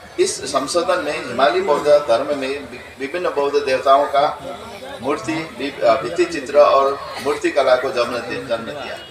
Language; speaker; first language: Hindi; non-native, fluent; Newari